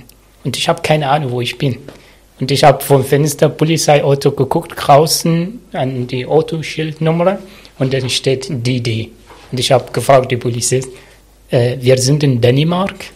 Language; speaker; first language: German; non-native, learner; Arabic